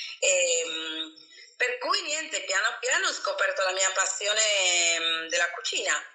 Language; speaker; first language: Italian; non-native, fluent; Spanish